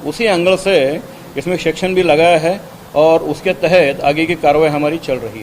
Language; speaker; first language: Hindi; non-native, local second language; Marathi